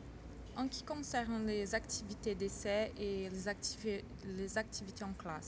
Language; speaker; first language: French; non-native, learner; Portuguese